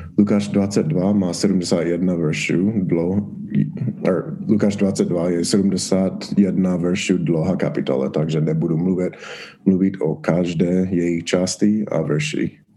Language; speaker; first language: Czech; non-native, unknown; English